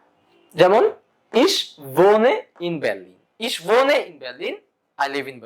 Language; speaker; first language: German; non-native, fluent; Bangla